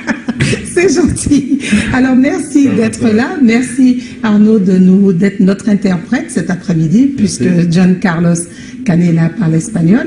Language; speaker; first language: French; native; French